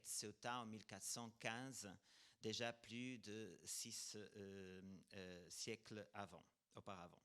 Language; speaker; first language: French; non-native, fluent; Portuguese